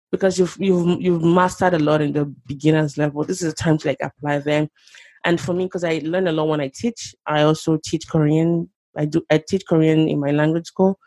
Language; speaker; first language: English; non-native, local second language; Yoruba